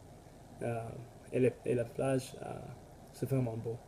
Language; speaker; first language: French; non-native, learner; English